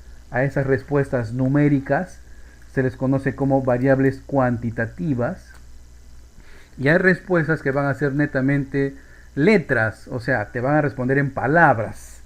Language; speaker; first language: Spanish; native; Spanish